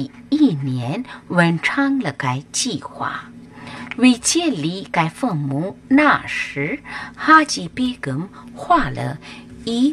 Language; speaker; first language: Chinese; non-native, fluent; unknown